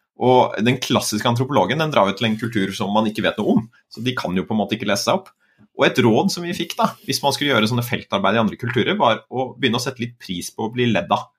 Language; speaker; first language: Norwegian; native; Norwegian